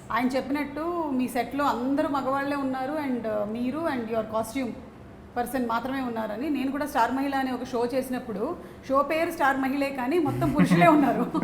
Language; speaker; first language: Telugu; native; Telugu